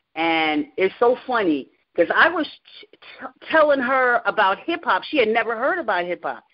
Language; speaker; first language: English; native; English